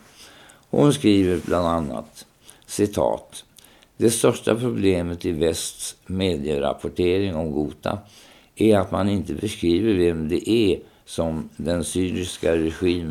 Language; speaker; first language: Swedish; native; Swedish